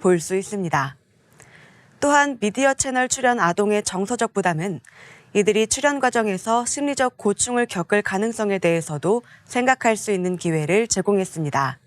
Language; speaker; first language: Korean; native; Korean